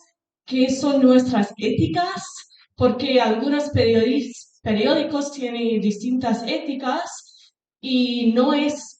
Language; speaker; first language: Spanish; non-native, fluent; English